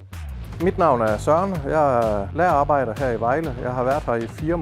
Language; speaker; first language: Danish; native; Danish